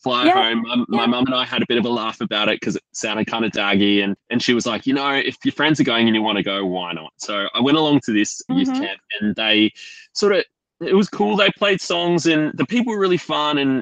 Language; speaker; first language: English; native; English